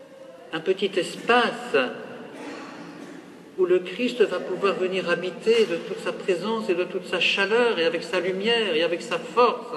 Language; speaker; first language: French; native; French